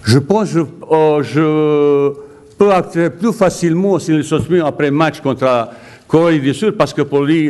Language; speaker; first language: French; non-native, fluent; Bosnian